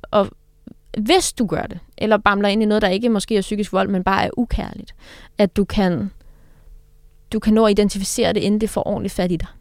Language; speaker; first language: Danish; native; Danish